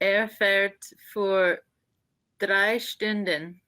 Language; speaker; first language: German; non-native, learner; English